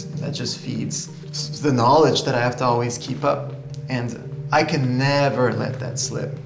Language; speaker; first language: English; native; English